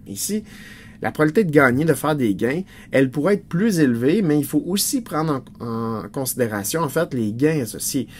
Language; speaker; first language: French; native; French